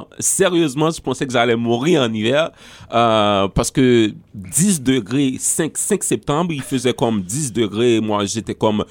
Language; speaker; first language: French; non-native, local second language; Haitian Creole